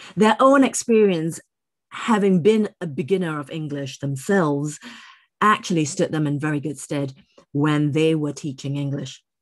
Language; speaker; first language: English; native; English